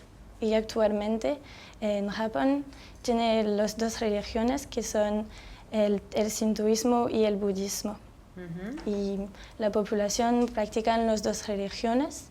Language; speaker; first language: Spanish; non-native, fluent; French